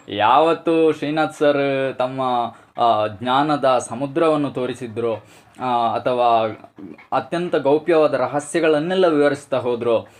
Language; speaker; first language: Kannada; native; Kannada